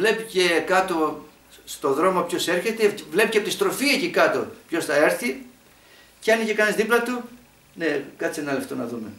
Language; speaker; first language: Greek; native; Greek